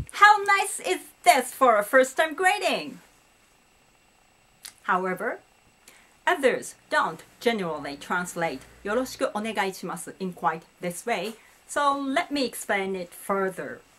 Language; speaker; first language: English; non-native, fluent; Japanese